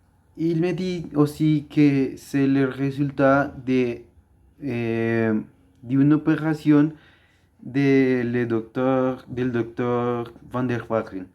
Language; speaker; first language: French; non-native, learner; Spanish